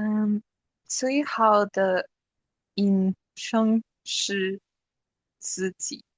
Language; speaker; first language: Chinese; non-native, learner; English